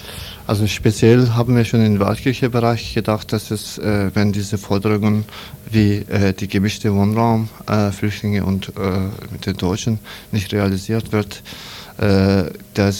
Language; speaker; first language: German; non-native, learner; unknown